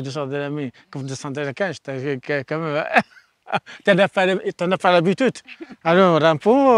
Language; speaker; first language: French; non-native, learner; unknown